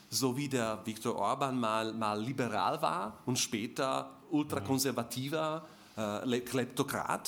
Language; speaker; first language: German; non-native, fluent; Slovak